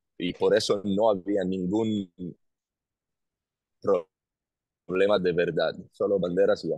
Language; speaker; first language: Spanish; non-native, learner; Hebrew